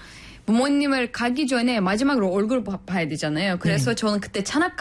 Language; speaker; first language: Korean; non-native, fluent; Turkish